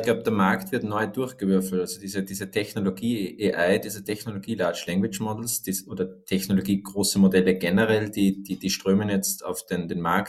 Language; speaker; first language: German; native; German